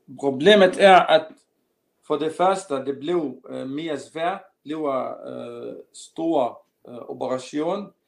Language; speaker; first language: Danish; non-native, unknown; Arabic